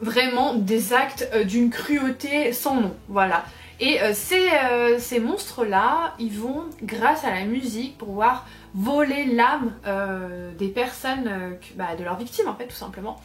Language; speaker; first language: French; native; French